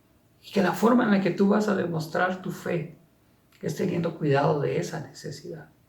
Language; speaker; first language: Spanish; native; Spanish